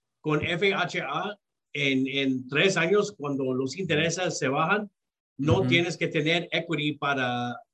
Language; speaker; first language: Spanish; early bilingual, heritage; Spanish